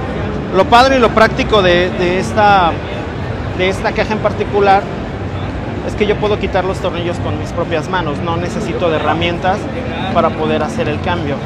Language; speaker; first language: Spanish; native; Spanish